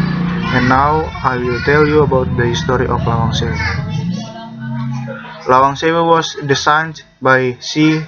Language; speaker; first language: English; non-native, learner; Indonesian